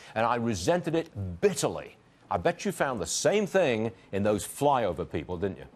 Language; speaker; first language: English; native; English